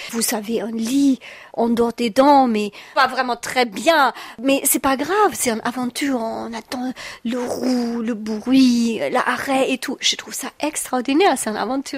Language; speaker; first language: French; non-native, fluent; German